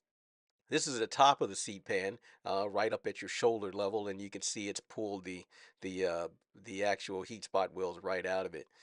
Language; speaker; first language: English; native; English